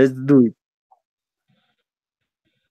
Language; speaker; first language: English; non-native, learner; Spanish